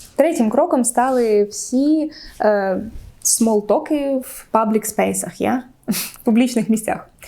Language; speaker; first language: Ukrainian; non-native, local second language; Russian